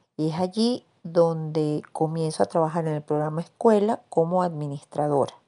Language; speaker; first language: Spanish; native; Spanish